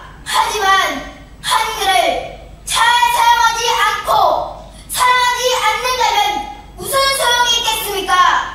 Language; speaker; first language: Korean; native; Korean